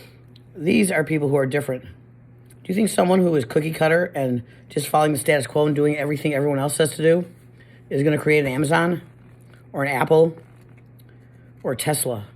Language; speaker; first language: English; native; English